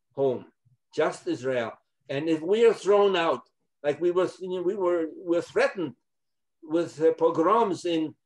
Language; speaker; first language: English; non-native, fluent; Polish